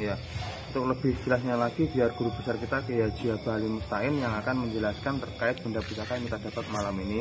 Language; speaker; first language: Indonesian; native; Indonesian